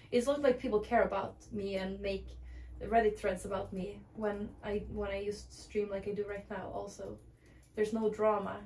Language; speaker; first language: English; non-native, fluent; Swedish